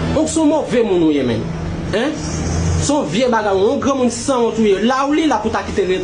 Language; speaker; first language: Haitian Creole; native; Haitian Creole